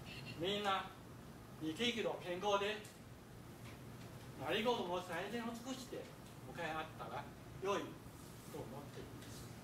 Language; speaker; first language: Japanese; non-native, fluent; Chinese